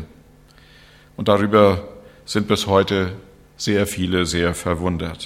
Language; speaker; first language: German; non-native, fluent; English